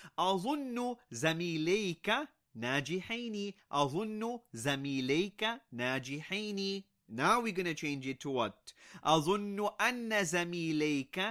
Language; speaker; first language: Arabic; non-native, fluent; English